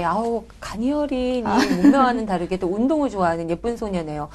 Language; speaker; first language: Korean; native; Korean